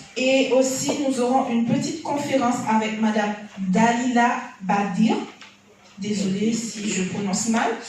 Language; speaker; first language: French; non-native, local second language; Haitian Creole